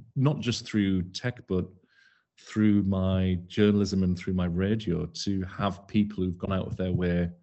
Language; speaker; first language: English; native; English